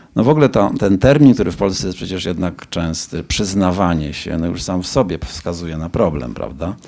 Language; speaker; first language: Polish; native; Polish